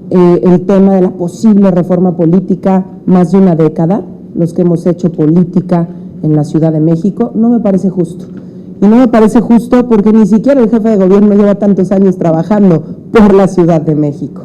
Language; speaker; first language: Spanish; native; Spanish